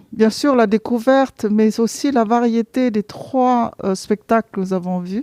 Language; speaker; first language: French; non-native, fluent; Vietnamese